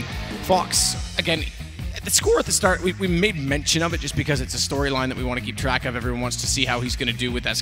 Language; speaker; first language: English; native; English